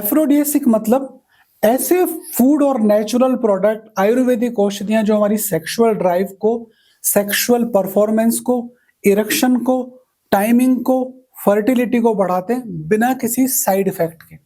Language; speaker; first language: Hindi; native; Hindi